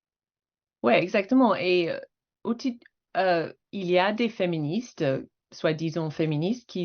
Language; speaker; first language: French; non-native, fluent; English